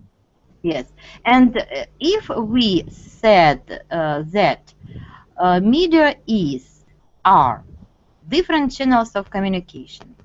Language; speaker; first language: English; non-native, fluent; Russian